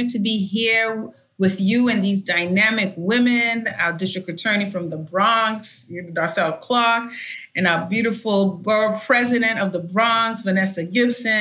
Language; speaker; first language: English; early bilingual, other home language; Haitian Creole